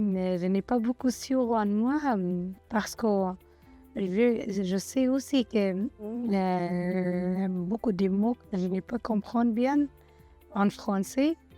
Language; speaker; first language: French; non-native, learner; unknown